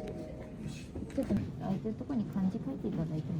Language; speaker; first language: Japanese; native; Japanese